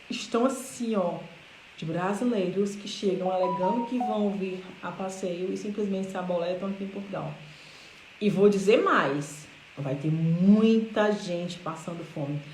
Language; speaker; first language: Portuguese; native; Portuguese